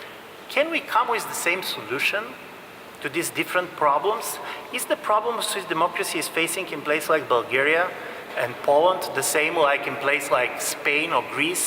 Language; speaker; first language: English; non-native, fluent; Bulgarian